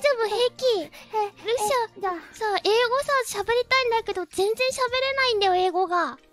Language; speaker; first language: Japanese; native; Japanese